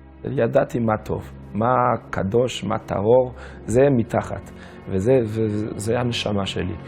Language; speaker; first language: Hebrew; non-native, fluent; English